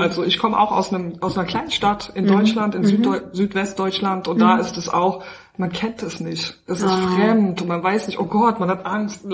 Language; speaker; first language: German; native; German